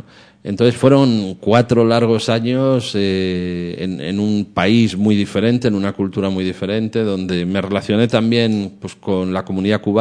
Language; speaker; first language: Spanish; native; Spanish